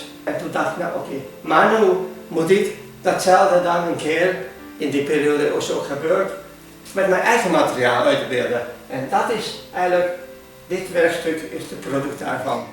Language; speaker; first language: Dutch; non-native, fluent; Hungarian